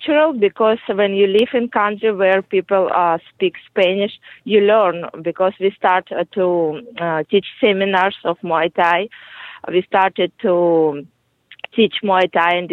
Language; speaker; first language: English; non-native, fluent; Russian